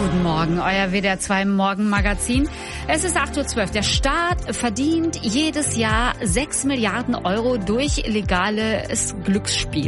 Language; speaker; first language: German; native; German